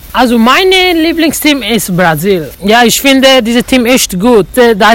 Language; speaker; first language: German; non-native, local second language; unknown